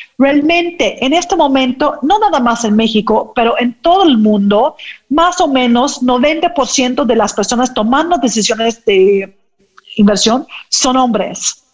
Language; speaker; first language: Spanish; non-native, fluent; English